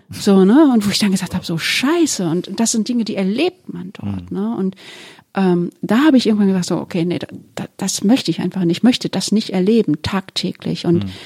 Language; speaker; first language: German; early bilingual, other home language; Turkish